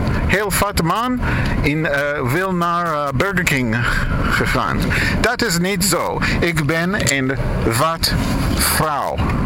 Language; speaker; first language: Dutch; non-native, learner; English